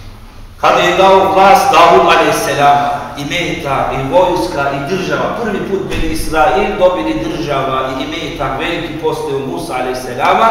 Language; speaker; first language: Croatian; non-native, fluent; Turkish